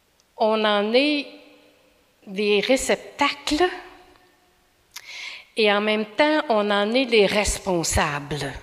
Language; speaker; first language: French; native; French